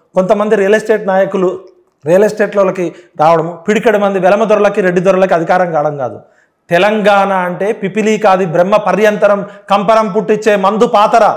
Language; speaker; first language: Telugu; native; Telugu